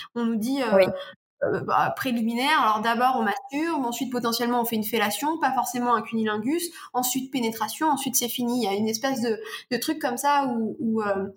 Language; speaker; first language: French; native; French